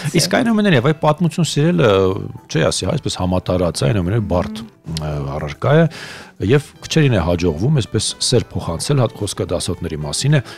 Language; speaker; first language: Armenian; native; Armenian